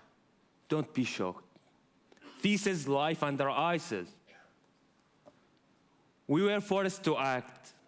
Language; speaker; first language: English; non-native, fluent; Arabic